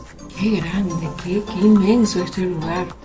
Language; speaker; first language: Spanish; native; Spanish